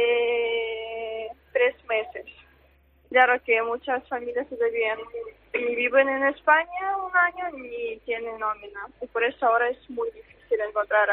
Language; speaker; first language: Spanish; non-native, fluent; Ukrainian